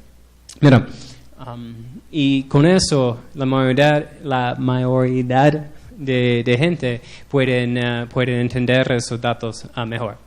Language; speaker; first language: Spanish; non-native, learner; English